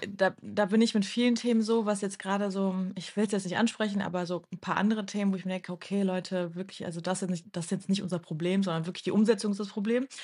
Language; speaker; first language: German; early bilingual, other home language; Turkish